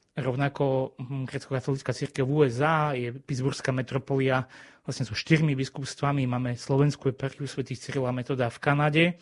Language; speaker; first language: Slovak; native; Slovak